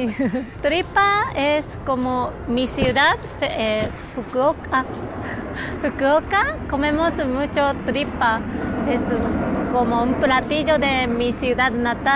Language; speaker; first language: Spanish; non-native, learner; Japanese